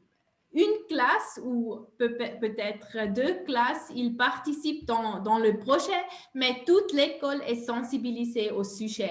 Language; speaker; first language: French; non-native, local second language; German